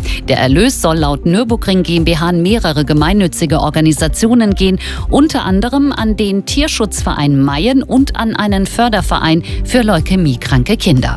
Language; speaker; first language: German; native; German